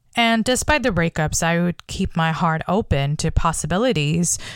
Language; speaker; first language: English; non-native, local second language; Bangla